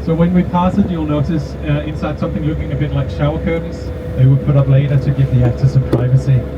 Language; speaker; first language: English; non-native, fluent; Danish